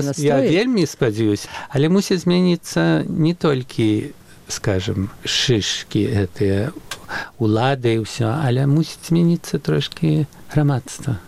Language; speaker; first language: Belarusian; early bilingual, heritage; Belarusian